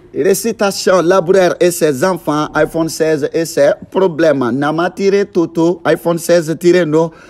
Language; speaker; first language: French; non-native, local second language; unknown